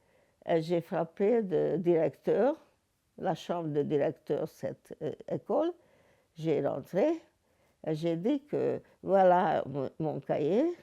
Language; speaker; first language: French; non-native, learner; Hungarian